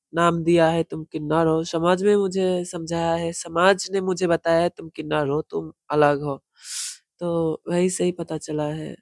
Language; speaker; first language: Hindi; non-native, local second language; Bangla